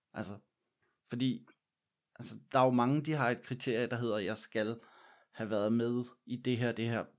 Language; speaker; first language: Danish; native; Danish